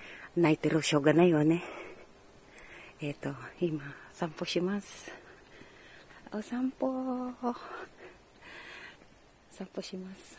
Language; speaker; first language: Japanese; non-native, learner; Filipino